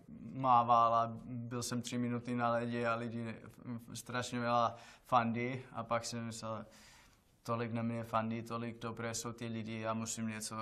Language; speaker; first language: Czech; non-native, learner; Finnish